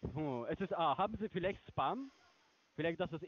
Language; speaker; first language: German; non-native, learner; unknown